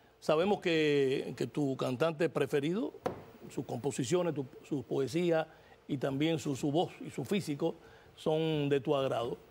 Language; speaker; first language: Spanish; native; Spanish